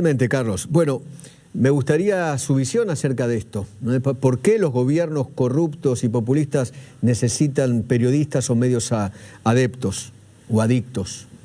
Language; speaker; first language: Spanish; native; Spanish